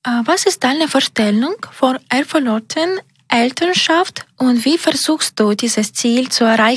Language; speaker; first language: German; non-native, learner; Ukrainian